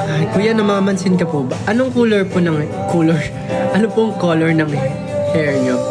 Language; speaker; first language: Filipino; non-native, local second language; Waray